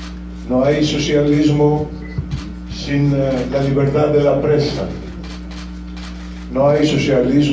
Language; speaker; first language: Spanish; non-native, fluent; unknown